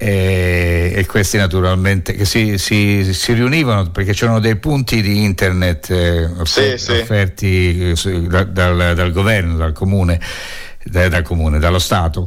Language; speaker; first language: Italian; native; Italian